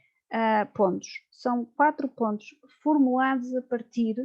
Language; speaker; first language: Portuguese; native; Portuguese